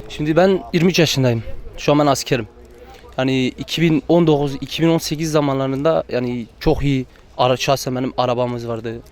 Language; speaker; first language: Turkish; non-native, local second language; Kurdish